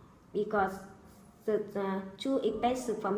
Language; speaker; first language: English; non-native, learner; Vietnamese